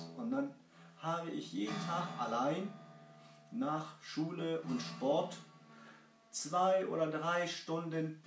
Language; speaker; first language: German; early bilingual, other home language; Kurdish